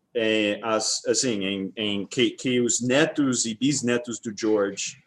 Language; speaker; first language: Portuguese; non-native, fluent; English